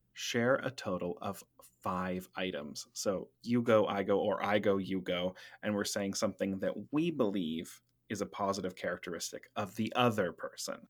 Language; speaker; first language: English; native; English